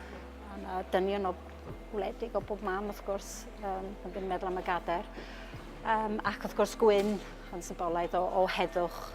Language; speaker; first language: Welsh; native; Welsh